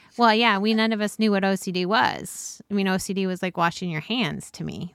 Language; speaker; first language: English; native; English